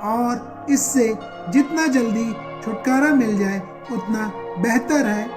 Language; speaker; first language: Hindi; native; Hindi